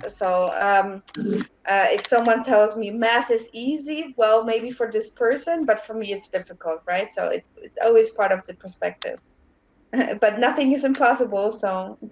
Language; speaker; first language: English; non-native, fluent; German